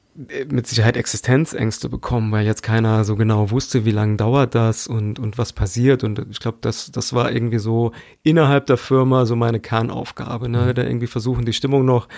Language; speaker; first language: German; native; German